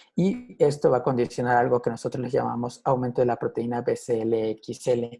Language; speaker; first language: Spanish; native; Spanish